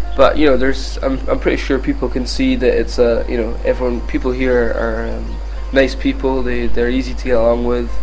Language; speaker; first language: English; native; English